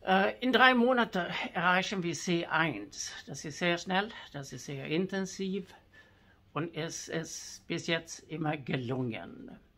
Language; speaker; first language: German; non-native, fluent; Swedish